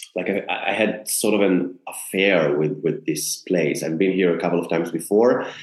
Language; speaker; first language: English; non-native, fluent; Hebrew